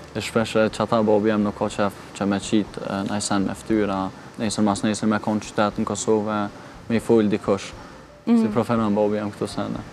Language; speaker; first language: Albanian; early bilingual, heritage; Albanian